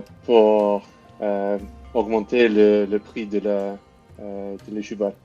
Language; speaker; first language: French; non-native, learner; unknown